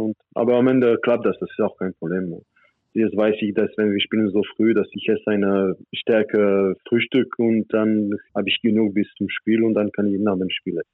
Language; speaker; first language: German; non-native, fluent; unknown